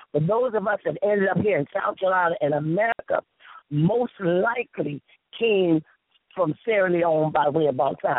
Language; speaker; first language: English; native; English